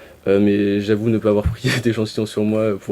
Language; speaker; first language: French; native; French